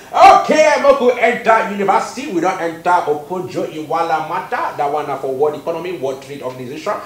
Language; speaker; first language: Nigerian Pidgin; non-native, local second language; Igbo